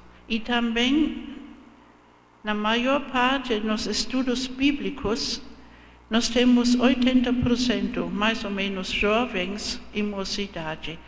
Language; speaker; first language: Portuguese; non-native, fluent; German